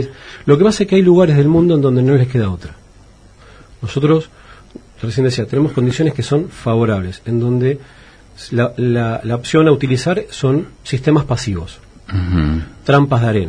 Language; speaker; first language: Spanish; native; Spanish